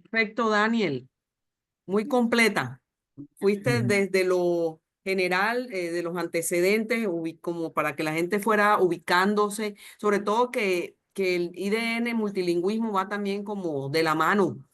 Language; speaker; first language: Spanish; native; Spanish